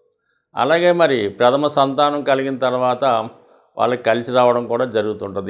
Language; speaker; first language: Telugu; native; Telugu